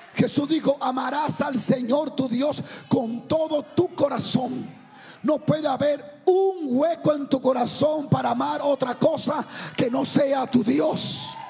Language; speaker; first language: Spanish; native; Spanish